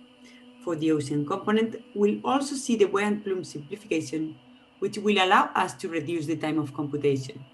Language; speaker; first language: English; non-native, fluent; Spanish